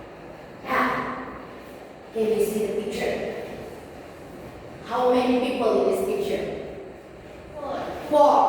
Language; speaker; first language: English; non-native, fluent; Indonesian